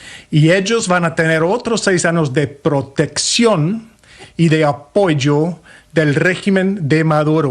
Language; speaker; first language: Spanish; non-native, fluent; English